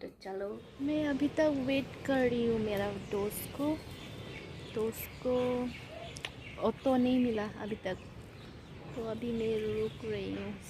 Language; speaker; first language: Hindi; non-native, local second language; Karbi